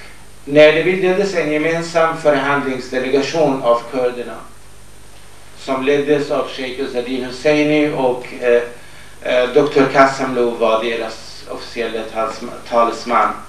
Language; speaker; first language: Swedish; non-native, fluent; Kurdish